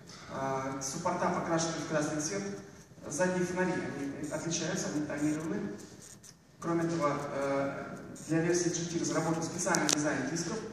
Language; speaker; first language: Russian; native; Russian